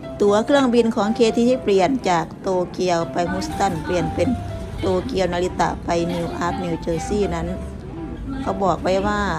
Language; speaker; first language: Thai; native; Thai